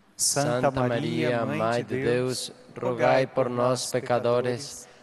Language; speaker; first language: Portuguese; non-native, learner; Spanish